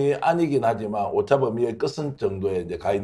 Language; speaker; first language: Korean; native; Korean